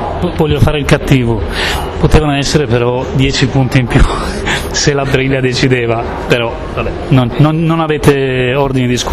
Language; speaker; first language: Italian; native; Italian